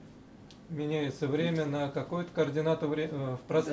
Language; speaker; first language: Russian; native; Russian